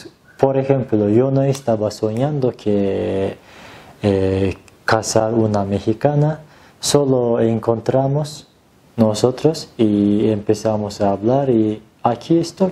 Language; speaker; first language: Spanish; non-native, learner; Turkish